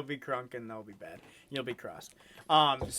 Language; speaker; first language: English; native; English